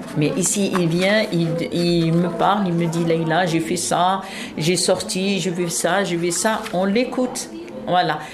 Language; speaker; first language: French; non-native, local second language; Arabic